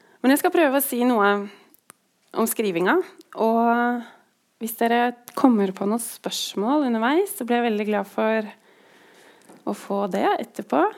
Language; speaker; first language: Norwegian; native; Norwegian